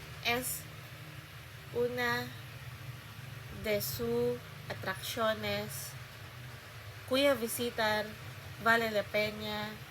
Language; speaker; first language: Spanish; non-native, learner; Filipino